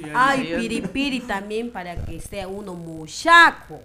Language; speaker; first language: Spanish; non-native, local second language; Shipibo-Conibo